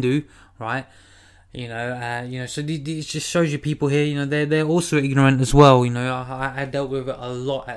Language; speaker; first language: English; native; English